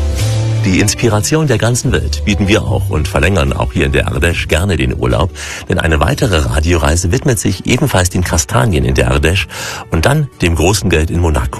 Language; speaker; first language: German; native; German